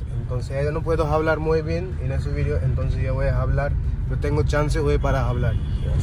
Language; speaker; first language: Spanish; non-native, learner; Hindi